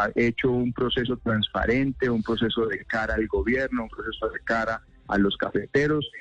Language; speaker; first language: Spanish; native; Spanish